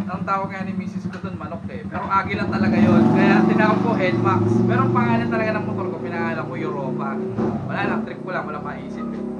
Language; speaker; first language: Filipino; native; Filipino